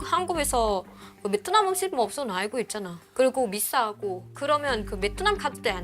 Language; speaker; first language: Korean; non-native, learner; Vietnamese